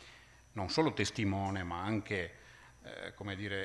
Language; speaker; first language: Italian; native; Italian